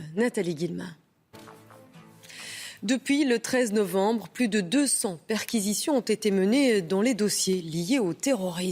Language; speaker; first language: French; native; French